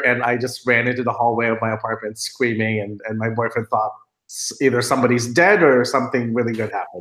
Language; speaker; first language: English; non-native, local second language; Filipino